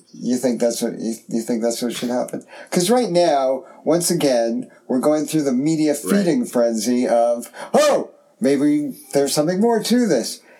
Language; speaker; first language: English; early bilingual, other home language; German